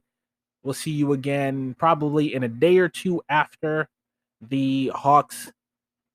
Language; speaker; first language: English; native; English